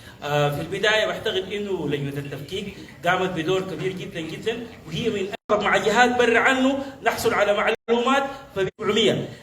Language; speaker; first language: Arabic; native; Arabic